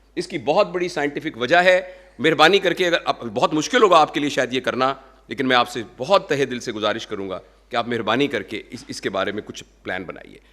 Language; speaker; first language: Urdu; non-native, local second language; Punjabi